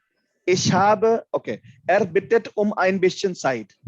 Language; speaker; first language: German; non-native, fluent; Hindi